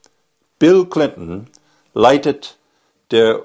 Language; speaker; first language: German; non-native, fluent; English